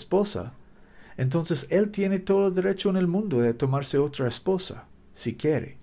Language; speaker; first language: Spanish; non-native, learner; English